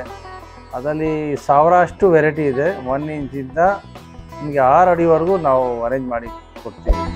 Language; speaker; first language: Kannada; non-native, local second language; Gujarati